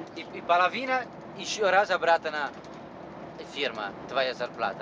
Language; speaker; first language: Russian; non-native, learner; Italian